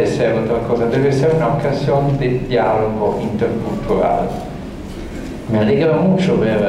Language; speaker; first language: Spanish; non-native, fluent; Italian